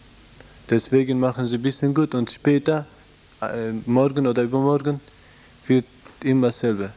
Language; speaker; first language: German; non-native, learner; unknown